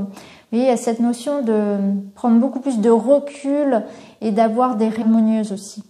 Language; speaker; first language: French; native; French